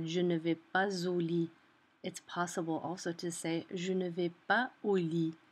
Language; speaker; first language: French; non-native, fluent; English